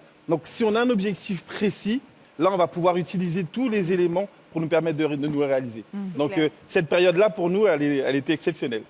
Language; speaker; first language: French; native; French